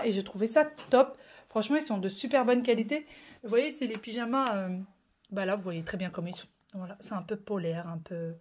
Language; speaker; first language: French; native; French